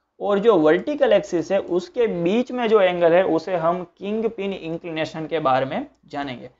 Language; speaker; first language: Hindi; non-native, local second language; Gujarati